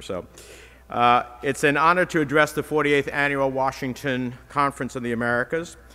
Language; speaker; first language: English; early bilingual, other home language; Spanish